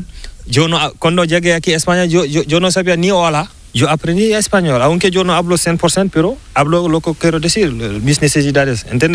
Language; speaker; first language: Spanish; non-native, learner; Fula